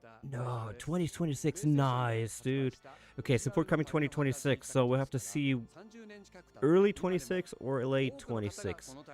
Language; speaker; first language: English; native; English